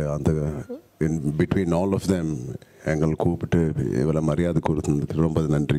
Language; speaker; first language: Tamil; non-native, local second language; Telugu